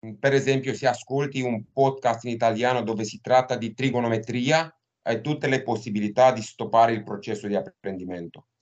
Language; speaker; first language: Italian; non-native, fluent; Romanian